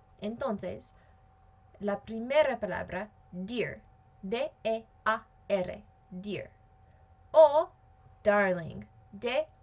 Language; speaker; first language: Spanish; non-native, fluent; English